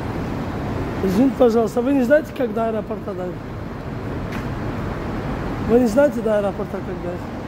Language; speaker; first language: Russian; non-native, learner; Tajik